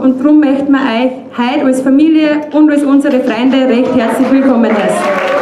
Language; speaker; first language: German; native; German